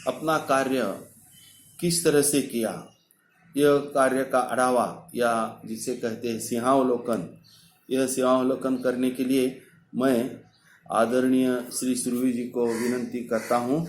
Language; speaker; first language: Hindi; non-native, local second language; Marathi